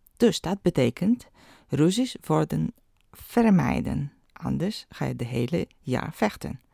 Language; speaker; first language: Dutch; non-native, fluent; Polish